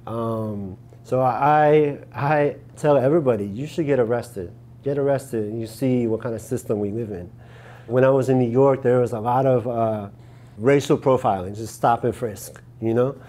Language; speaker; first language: English; native; English